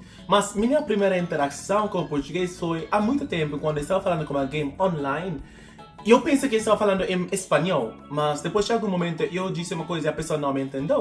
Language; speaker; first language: Portuguese; non-native, fluent; English